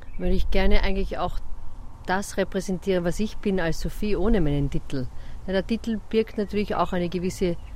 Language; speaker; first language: German; native; German